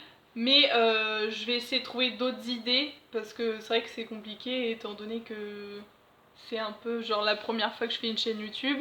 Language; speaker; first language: French; native; French